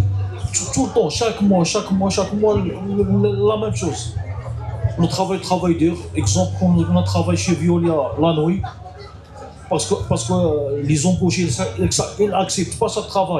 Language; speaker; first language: French; non-native, learner; Arabic